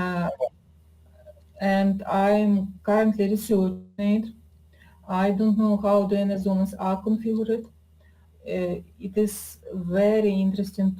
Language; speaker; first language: English; non-native, learner; Russian